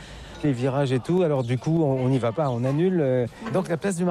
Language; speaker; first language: French; native; French